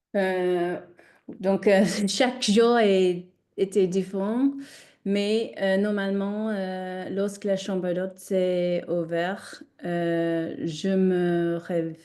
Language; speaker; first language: French; non-native, learner; English